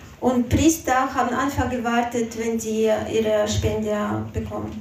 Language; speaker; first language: German; non-native, fluent; Russian